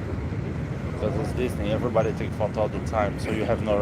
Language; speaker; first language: English; non-native, fluent; Portuguese